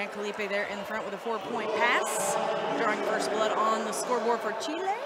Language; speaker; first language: English; native; English